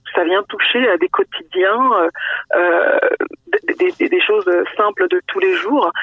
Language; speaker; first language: French; native; French